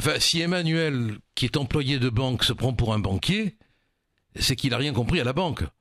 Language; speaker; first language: French; native; French